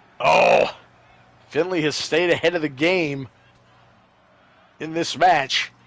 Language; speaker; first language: English; native; English